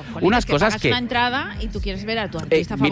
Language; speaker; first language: Spanish; native; Spanish